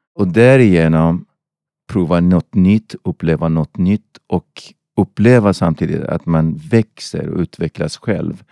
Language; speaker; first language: Swedish; non-native, fluent; Persian